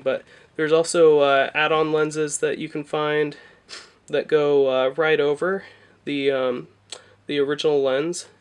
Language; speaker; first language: English; native; English